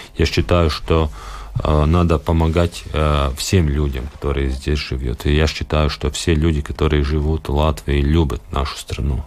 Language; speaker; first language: Russian; non-native, local second language; Latvian